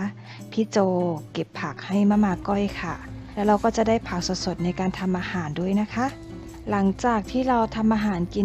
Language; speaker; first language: Thai; native; Thai